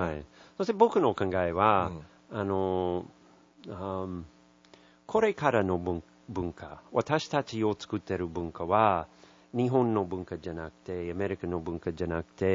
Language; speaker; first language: Japanese; non-native, learner; English